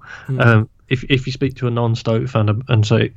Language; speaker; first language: English; native; English